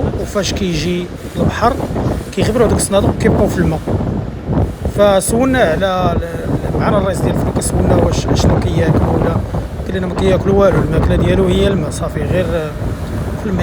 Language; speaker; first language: Arabic; native; Arabic